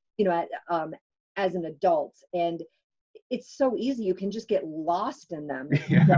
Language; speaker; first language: English; native; English